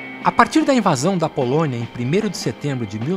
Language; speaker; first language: Portuguese; native; Portuguese